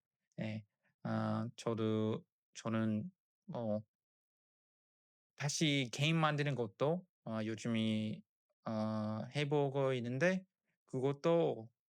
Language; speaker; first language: Korean; non-native, learner; English